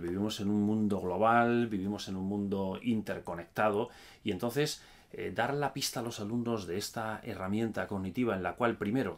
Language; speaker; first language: Spanish; native; Spanish